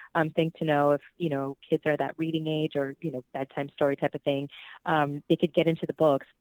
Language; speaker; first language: English; early bilingual, other home language; Spanish